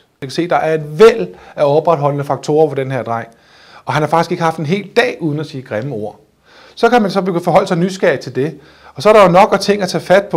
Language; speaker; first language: Danish; native; Danish